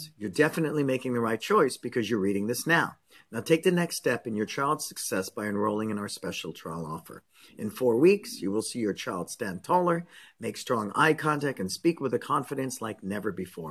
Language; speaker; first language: English; native; English